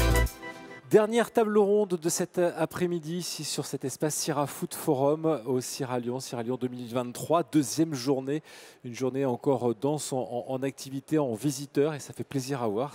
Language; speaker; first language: French; native; French